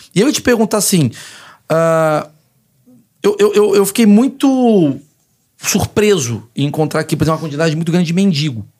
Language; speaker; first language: Portuguese; native; Portuguese